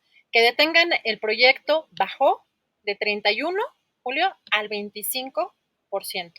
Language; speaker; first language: Spanish; native; Spanish